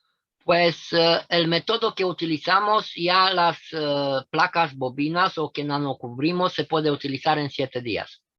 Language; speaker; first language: Spanish; non-native, fluent; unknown